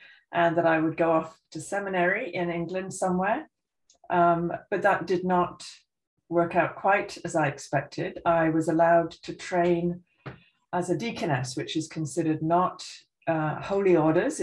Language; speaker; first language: English; native; English